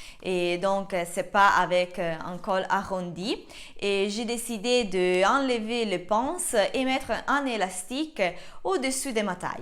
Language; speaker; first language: French; non-native, fluent; Italian